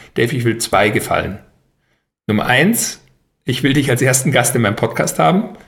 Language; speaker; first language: German; native; German